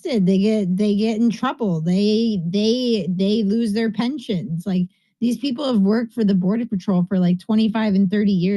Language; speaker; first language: English; native; English